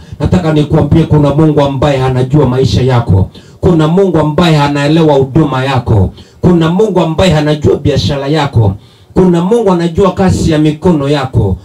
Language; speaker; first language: Swahili; non-native, local second language; Gusii